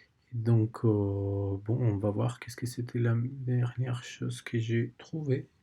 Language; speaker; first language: French; non-native, learner; Spanish